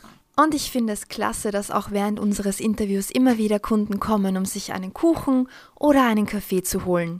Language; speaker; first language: German; native; German